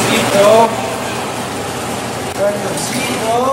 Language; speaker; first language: Spanish; non-native, learner; English